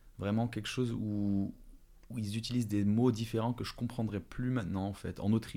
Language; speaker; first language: French; early bilingual, other home language; Dutch